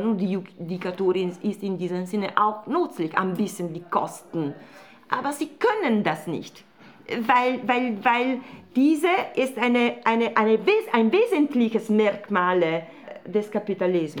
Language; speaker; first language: German; non-native, fluent; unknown